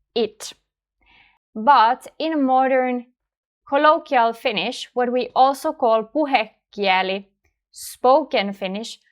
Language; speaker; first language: English; non-native, fluent; Finnish